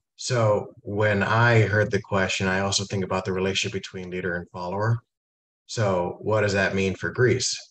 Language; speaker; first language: English; native; English